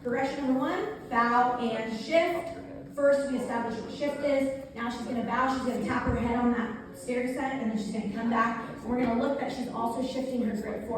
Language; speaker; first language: English; native; English